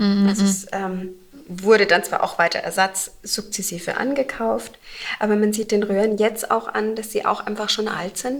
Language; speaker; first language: German; native; German